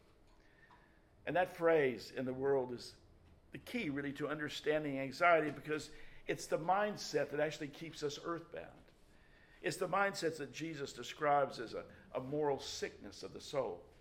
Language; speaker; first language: English; native; English